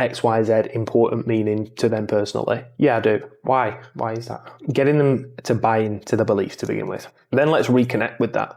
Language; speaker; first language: English; native; English